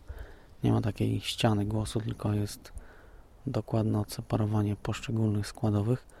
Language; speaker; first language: Polish; native; Polish